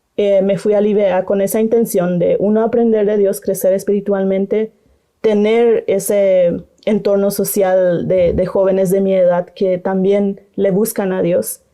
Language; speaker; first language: Spanish; non-native, local second language; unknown